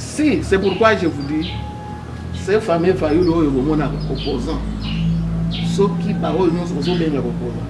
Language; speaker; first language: French; non-native, local second language; Lingala